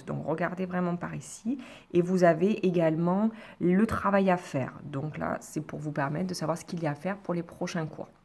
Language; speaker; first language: French; native; French